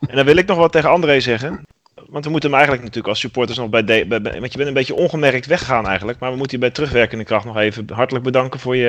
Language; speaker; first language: Dutch; native; Dutch